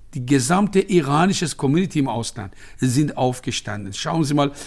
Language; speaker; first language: German; non-native, fluent; Persian